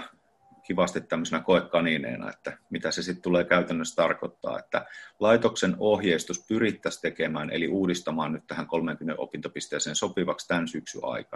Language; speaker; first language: Finnish; native; Finnish